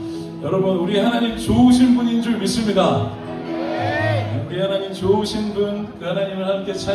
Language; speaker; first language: Korean; native; Korean